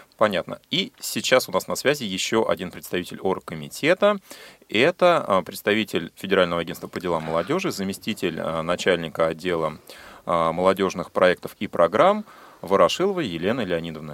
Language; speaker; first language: Russian; native; Russian